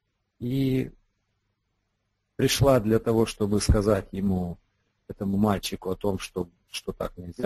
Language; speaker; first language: Russian; native; Russian